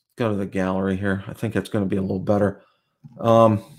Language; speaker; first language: English; native; English